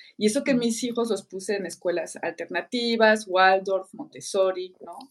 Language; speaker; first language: Spanish; non-native, fluent; French